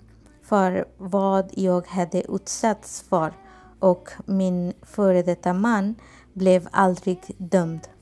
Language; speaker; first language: Swedish; non-native, fluent; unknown